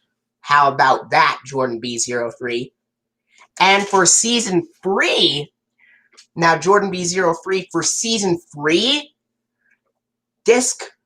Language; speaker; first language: English; native; English